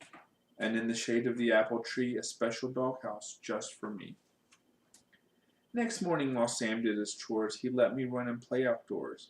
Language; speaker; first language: English; native; English